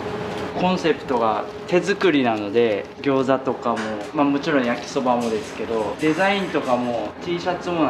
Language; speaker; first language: Japanese; native; Japanese